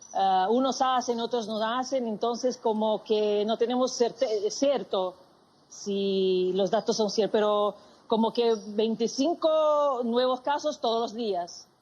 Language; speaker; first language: Spanish; non-native, fluent; Portuguese